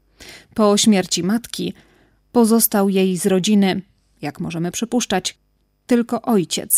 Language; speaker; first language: Polish; native; Polish